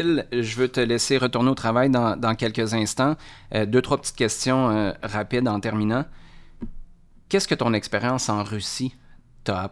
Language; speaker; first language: French; native; French